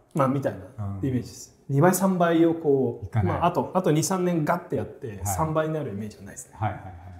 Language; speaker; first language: Japanese; early bilingual, heritage; Japanese